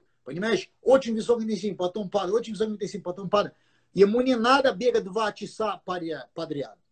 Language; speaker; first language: Russian; non-native, learner; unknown